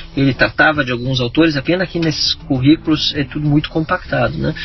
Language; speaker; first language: Portuguese; native; Portuguese